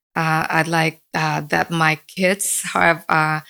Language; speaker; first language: English; early bilingual, other home language; Spanish